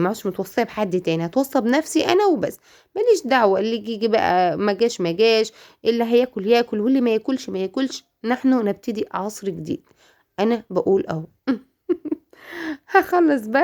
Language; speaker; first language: Arabic; native; Arabic